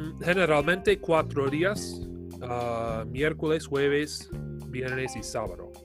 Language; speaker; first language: Spanish; non-native, learner; English